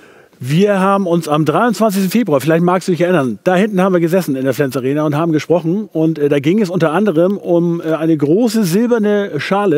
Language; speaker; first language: German; native; German